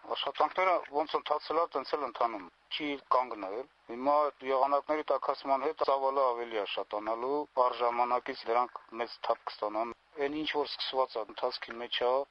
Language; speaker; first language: Armenian; native; Armenian